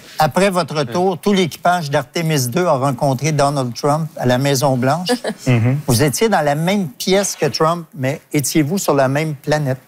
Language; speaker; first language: French; native; French